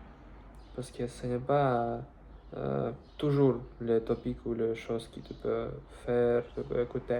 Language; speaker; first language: French; non-native, learner; Russian